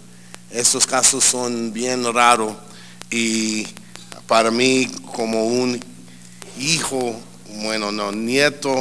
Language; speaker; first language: Spanish; early bilingual, heritage; English